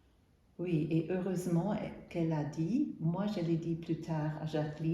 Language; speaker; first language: French; non-native, fluent; German